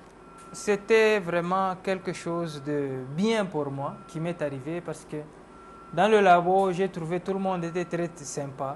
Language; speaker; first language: French; non-native, local second language; Kinyarwanda